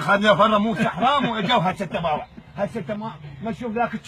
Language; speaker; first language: Arabic; native; Arabic